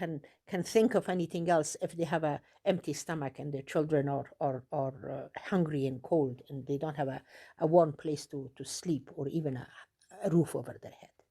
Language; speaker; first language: English; non-native, fluent; Persian